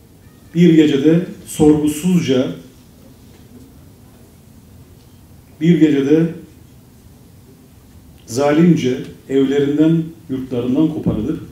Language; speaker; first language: Turkish; native; Turkish